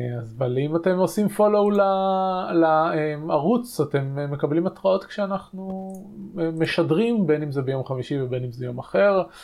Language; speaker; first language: Hebrew; native; Hebrew